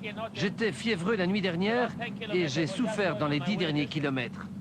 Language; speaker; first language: French; native; French